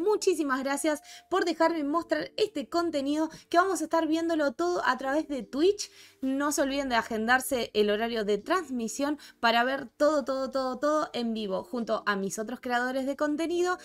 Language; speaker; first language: Spanish; native; Spanish